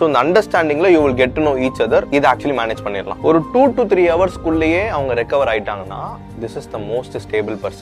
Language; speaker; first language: Tamil; native; Tamil